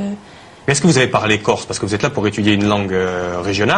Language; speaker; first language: French; native; French